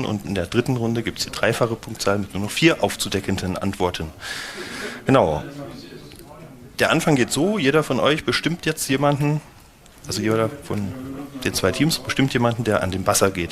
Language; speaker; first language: German; native; German